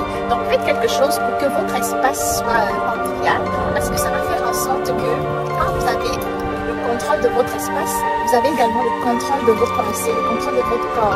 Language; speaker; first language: French; native; French